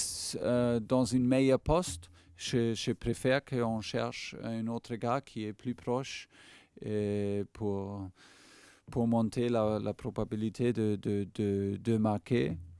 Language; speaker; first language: French; non-native, fluent; German